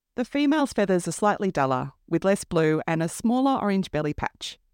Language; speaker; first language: English; native; English